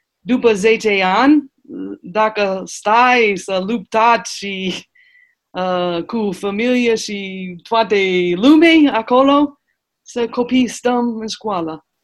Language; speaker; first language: Romanian; non-native, learner; English